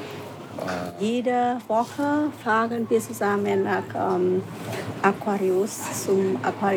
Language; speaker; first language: German; non-native, learner; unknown